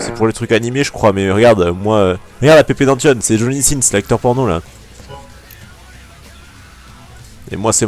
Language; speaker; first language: French; native; French